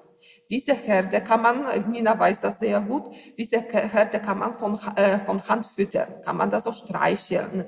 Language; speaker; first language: German; non-native, learner; Polish